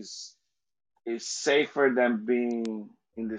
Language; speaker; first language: English; non-native, fluent; Spanish